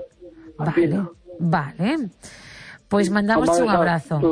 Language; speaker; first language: Spanish; non-native, local second language; Galician